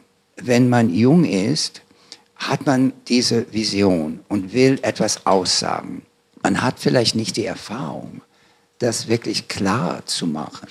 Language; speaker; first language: German; non-native, fluent; English